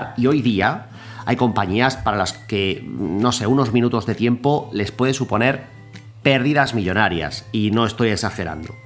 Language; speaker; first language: Spanish; native; Spanish